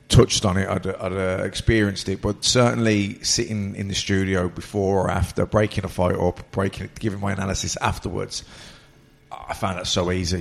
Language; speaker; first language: English; native; English